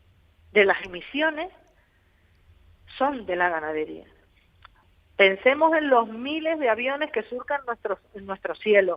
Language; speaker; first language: Spanish; native; Spanish